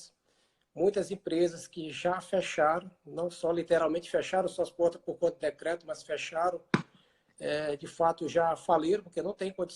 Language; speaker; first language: Portuguese; native; Portuguese